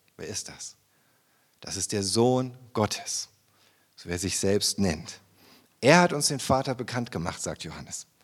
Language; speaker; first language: German; native; German